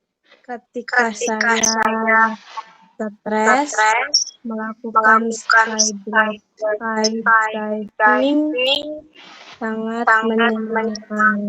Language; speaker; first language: Indonesian; non-native, learner; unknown